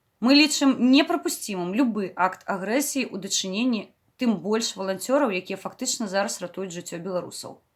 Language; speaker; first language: Belarusian; non-native, local second language; Russian